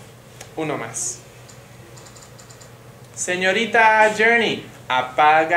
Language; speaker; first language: Spanish; non-native, fluent; English